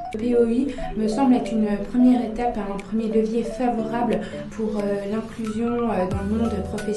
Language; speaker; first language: French; native; French